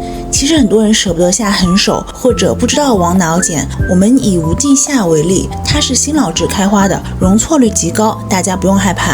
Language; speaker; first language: Chinese; native; Chinese